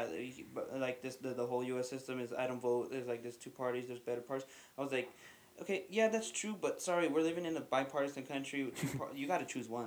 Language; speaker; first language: English; early bilingual, other home language; Spanish